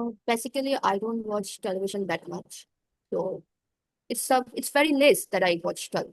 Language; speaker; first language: English; non-native, learner; Bangla